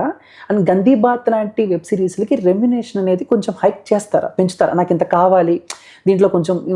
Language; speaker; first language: Telugu; native; Telugu